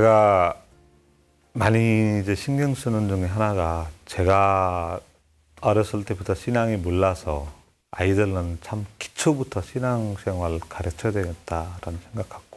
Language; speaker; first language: Korean; non-native, fluent; Nepali